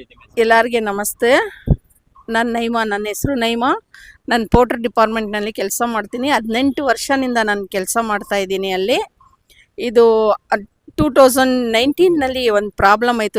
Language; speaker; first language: Kannada; non-native, local second language; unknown